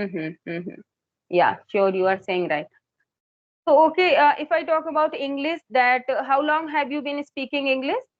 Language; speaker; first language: English; non-native, local second language; Hindi